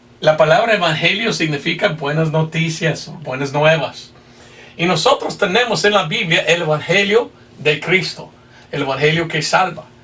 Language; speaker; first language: Spanish; non-native, fluent; English